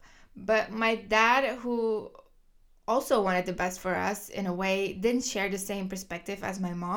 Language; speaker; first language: English; non-native, fluent; Dutch